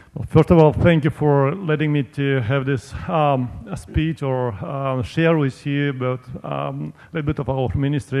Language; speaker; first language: English; non-native, fluent; Romanian